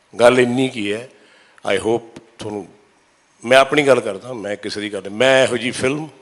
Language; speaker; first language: Punjabi; native; Punjabi